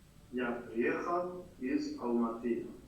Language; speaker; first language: Russian; non-native, learner; Kazakh